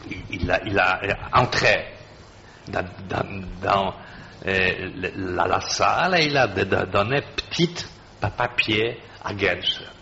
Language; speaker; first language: French; non-native, fluent; Polish